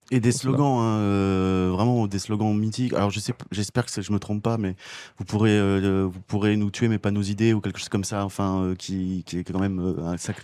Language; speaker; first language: French; native; French